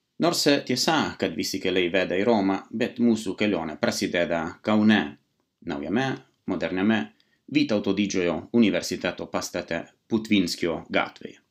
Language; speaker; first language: Lithuanian; non-native, fluent; Italian